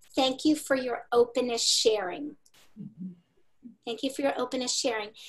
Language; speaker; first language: English; native; English